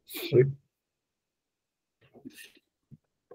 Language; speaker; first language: French; non-native, learner; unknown